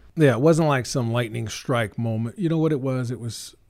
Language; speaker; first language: English; native; English